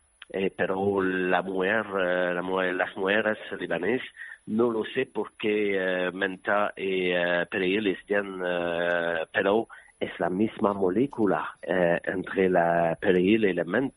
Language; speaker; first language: Spanish; non-native, learner; French